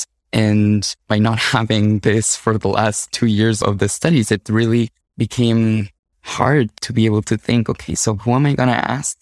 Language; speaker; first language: English; non-native, fluent; Spanish